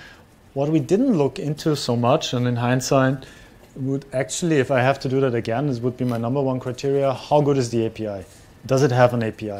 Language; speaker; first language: English; non-native, fluent; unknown